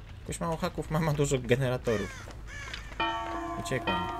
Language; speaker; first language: Polish; native; Polish